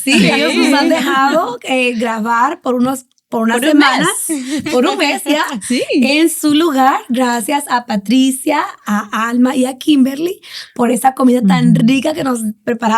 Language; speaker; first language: Spanish; native; Spanish